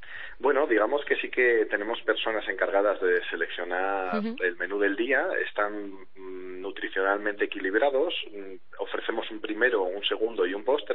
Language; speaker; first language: Spanish; native; Spanish